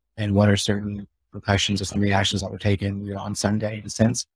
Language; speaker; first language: English; native; English